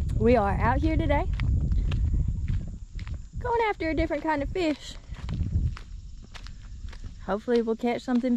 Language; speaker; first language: English; native; English